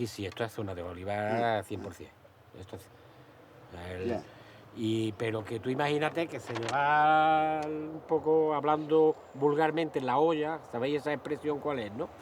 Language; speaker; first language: Spanish; native; Spanish